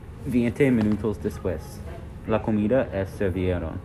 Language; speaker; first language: Spanish; non-native, learner; English